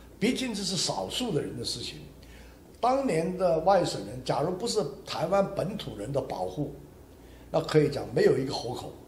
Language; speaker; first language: Chinese; non-native, local second language; Hakka Chinese